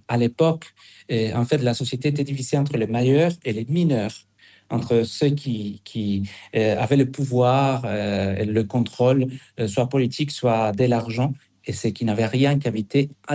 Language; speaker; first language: French; non-native, fluent; Spanish